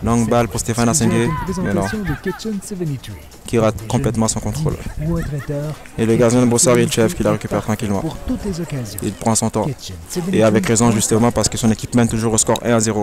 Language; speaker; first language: French; native; French